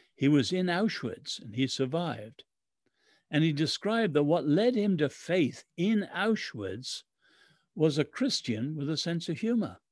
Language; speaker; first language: English; early bilingual, other home language; Chinese